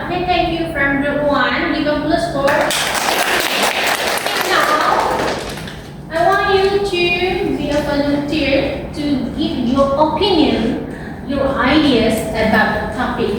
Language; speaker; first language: English; non-native, fluent; Indonesian